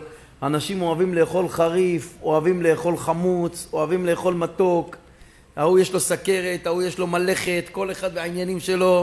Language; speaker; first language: Hebrew; native; Hebrew